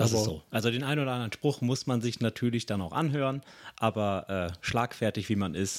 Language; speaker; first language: German; native; German